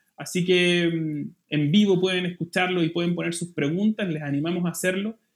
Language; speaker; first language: Spanish; native; Spanish